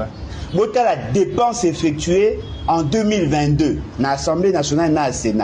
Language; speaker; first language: French; non-native, local second language; Lingala